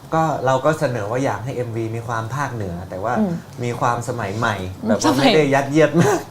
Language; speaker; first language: Thai; native; Thai